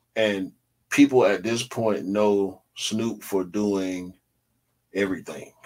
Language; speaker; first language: English; native; English